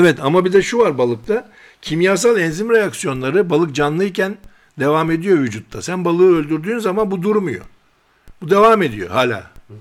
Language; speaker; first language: Turkish; native; Turkish